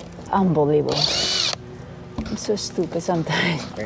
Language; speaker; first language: English; non-native, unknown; Spanish